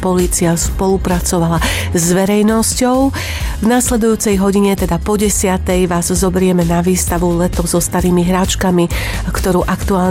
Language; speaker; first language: Slovak; native; Slovak